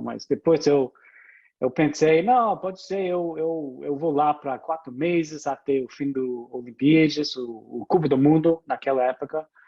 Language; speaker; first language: Portuguese; non-native, fluent; English